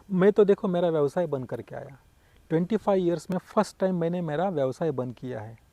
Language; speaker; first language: Hindi; non-native, local second language; Marathi